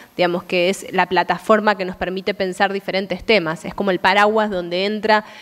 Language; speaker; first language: Spanish; native; Spanish